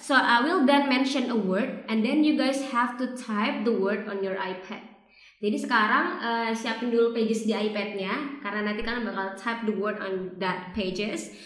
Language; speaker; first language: English; non-native, fluent; Indonesian